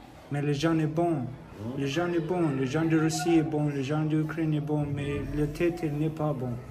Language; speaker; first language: French; non-native, learner; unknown